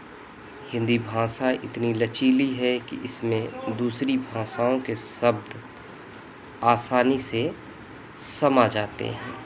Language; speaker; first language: Hindi; native; Hindi